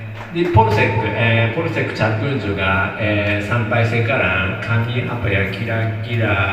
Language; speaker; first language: Indonesian; non-native, learner; Japanese